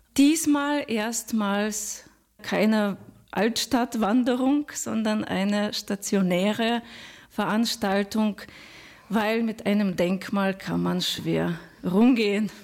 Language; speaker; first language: German; non-native, fluent; Russian